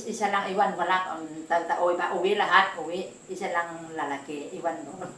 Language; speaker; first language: Filipino; non-native, learner; Vietnamese